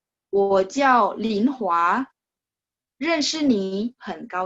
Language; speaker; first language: Chinese; non-native, fluent; Indonesian